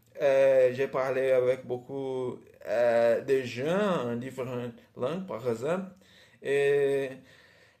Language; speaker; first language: French; non-native, learner; Portuguese